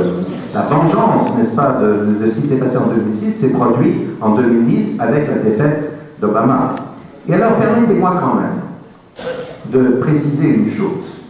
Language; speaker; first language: French; native; French